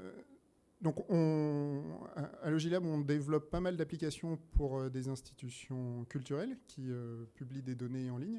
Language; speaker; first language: French; native; French